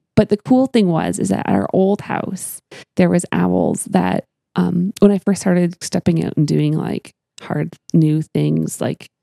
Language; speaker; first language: English; native; English